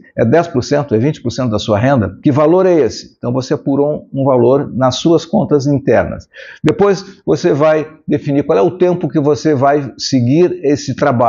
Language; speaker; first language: Portuguese; native; Portuguese